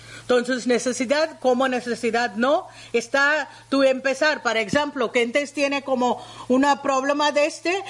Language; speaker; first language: Spanish; non-native, learner; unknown